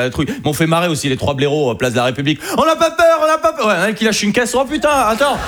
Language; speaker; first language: French; native; French